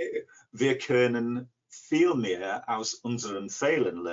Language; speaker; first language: German; non-native, fluent; English